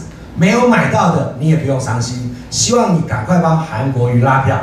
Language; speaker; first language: Chinese; native; Chinese